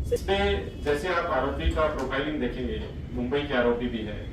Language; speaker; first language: Hindi; non-native, local second language; Marathi